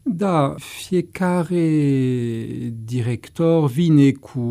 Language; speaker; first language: Romanian; non-native, fluent; French